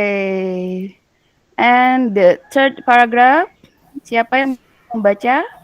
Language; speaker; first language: English; non-native, learner; Indonesian